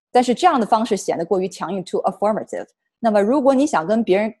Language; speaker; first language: Chinese; native; Chinese